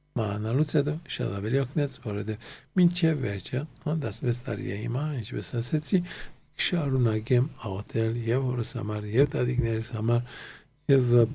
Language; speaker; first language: Armenian; early bilingual, heritage; Armenian